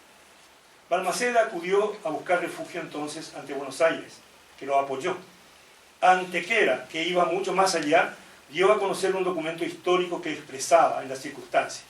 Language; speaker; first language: Spanish; native; Spanish